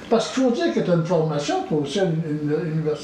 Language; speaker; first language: French; native; French